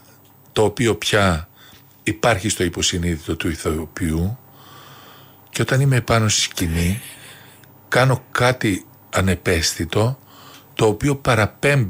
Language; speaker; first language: Greek; native; Greek